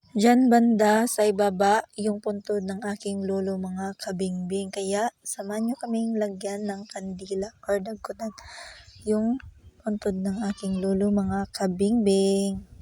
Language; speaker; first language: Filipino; non-native, local second language; Cebuano